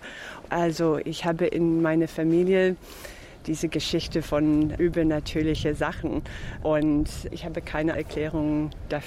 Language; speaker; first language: German; non-native, fluent; English